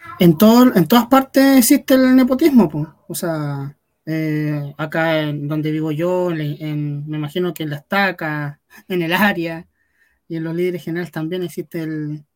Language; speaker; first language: Spanish; native; Spanish